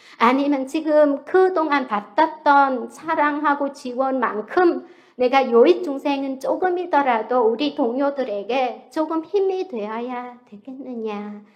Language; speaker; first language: Korean; non-native, fluent; Vietnamese